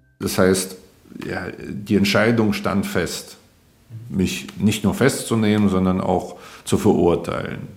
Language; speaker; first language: German; early bilingual, other home language; Russian